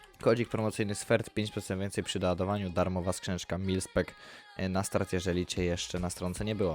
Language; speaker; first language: Polish; native; Polish